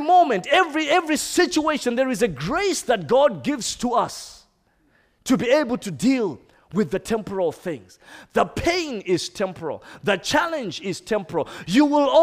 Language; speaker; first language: English; non-native, local second language; Shona